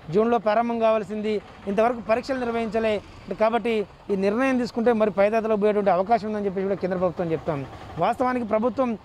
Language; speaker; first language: Telugu; native; Telugu